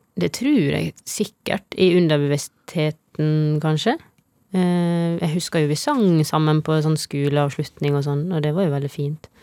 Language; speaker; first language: Norwegian; native; Norwegian